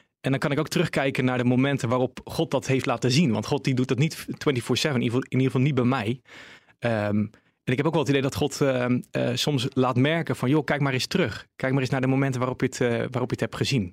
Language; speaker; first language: Dutch; native; Dutch